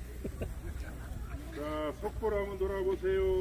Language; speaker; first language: Korean; native; Korean